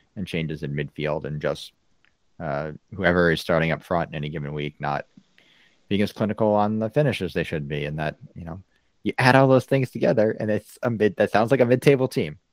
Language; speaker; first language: English; native; English